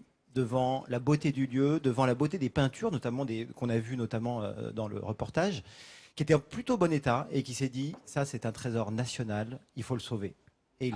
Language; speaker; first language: French; native; French